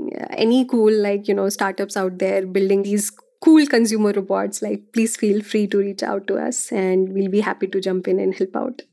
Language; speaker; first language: English; non-native, local second language; Hindi